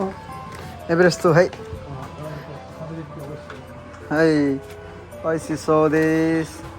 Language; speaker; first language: Japanese; non-native, learner; Nepali